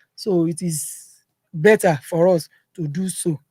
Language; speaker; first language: English; non-native, local second language; Yoruba